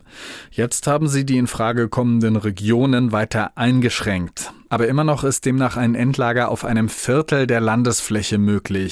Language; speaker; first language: German; native; German